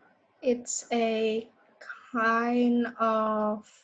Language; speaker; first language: English; non-native, learner; Indonesian